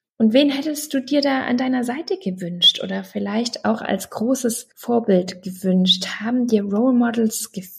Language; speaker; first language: German; native; German